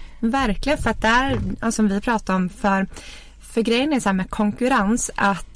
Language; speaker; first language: Swedish; native; Swedish